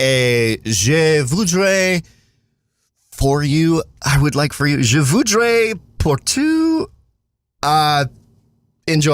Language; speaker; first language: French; non-native, learner; English